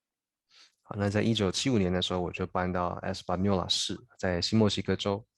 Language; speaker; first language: Chinese; native; Chinese